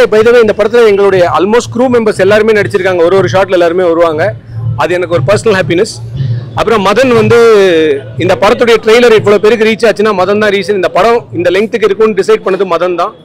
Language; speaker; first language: Tamil; native; Tamil